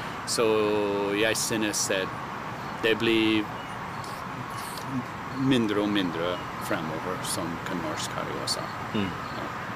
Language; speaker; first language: Norwegian; non-native, learner; English